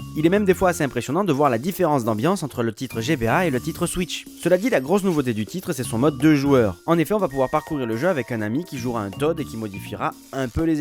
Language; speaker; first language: French; native; French